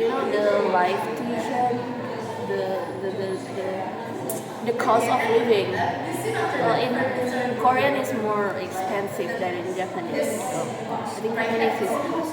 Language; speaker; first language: English; non-native, learner; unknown